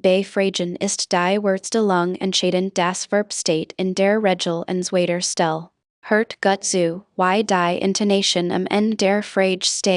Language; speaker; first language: German; non-native, fluent; English